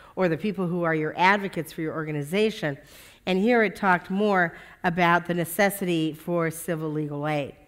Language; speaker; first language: English; native; English